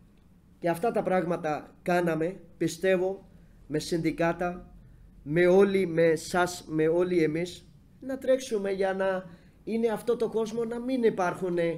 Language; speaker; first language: Greek; non-native, fluent; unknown